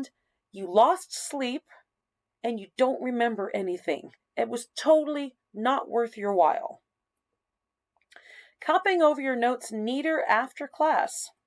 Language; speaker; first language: English; native; English